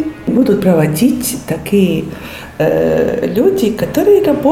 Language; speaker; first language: Russian; non-native, local second language; Latvian